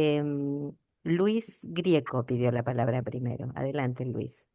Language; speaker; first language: Spanish; native; Spanish